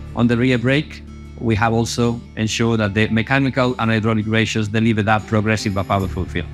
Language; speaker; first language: English; non-native, fluent; Spanish